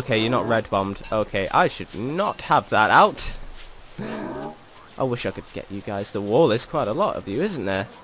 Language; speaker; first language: English; native; English